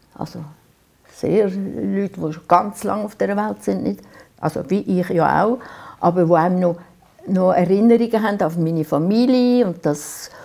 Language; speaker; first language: German; native; German